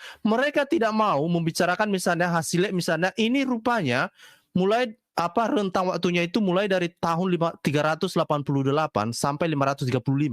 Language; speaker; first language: Indonesian; native; Indonesian